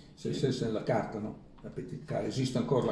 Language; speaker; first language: French; non-native, learner; Italian